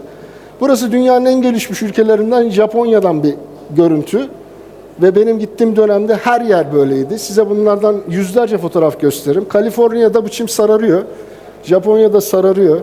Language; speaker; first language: Turkish; native; Turkish